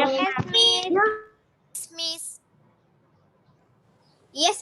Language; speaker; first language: English; non-native, learner; Bangla